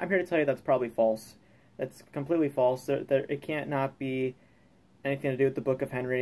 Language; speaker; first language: English; native; English